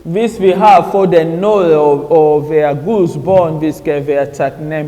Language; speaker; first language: Danish; non-native, learner; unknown